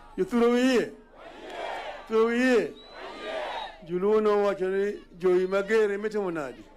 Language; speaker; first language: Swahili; native; Swahili